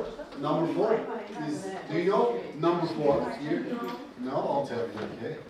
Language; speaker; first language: English; non-native, fluent; Turkish